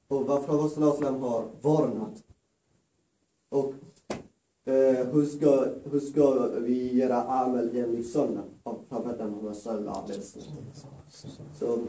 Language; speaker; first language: Swedish; non-native, fluent; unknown